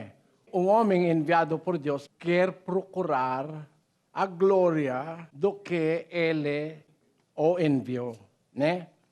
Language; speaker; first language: Portuguese; non-native, learner; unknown